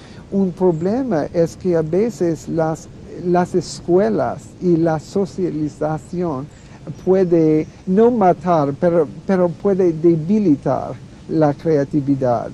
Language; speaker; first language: Spanish; non-native, fluent; English